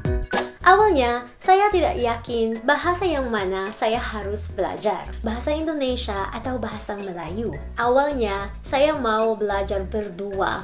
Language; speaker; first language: Indonesian; non-native, learner; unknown